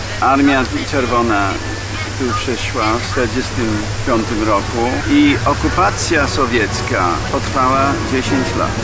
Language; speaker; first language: Polish; non-native, fluent; English